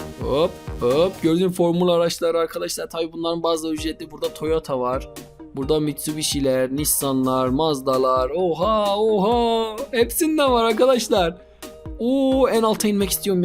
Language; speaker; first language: Turkish; native; Turkish